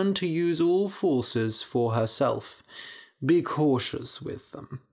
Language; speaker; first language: English; native; English